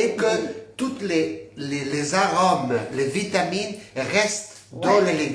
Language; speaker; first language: French; non-native, fluent; Spanish